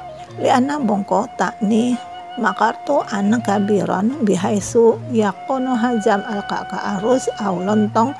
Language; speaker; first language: Arabic; non-native, fluent; Indonesian